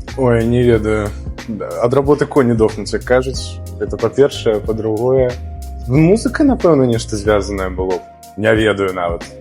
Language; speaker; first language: Belarusian; non-native, local second language; Russian